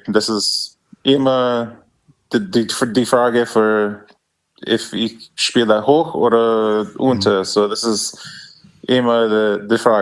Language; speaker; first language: German; non-native, learner; English